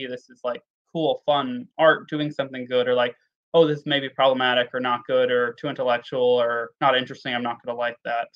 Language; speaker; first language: English; native; English